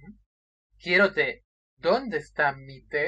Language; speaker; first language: Spanish; non-native, fluent; Russian